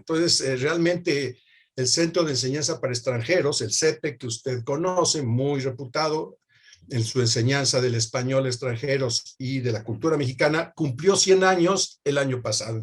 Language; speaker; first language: Spanish; native; Spanish